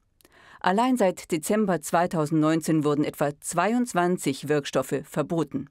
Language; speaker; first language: German; native; German